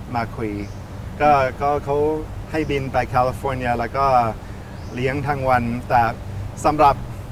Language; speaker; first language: Thai; non-native, fluent; English